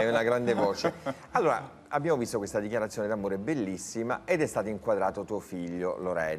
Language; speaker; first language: Italian; native; Italian